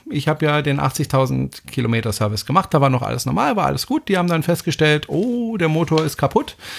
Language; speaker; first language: German; non-native, fluent; French